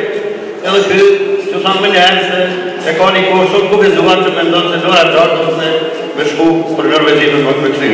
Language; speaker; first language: Albanian; native; Albanian